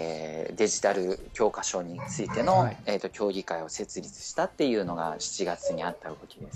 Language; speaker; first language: Japanese; native; Japanese